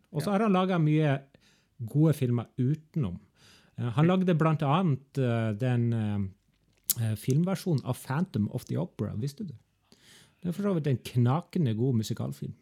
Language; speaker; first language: Norwegian; native; Norwegian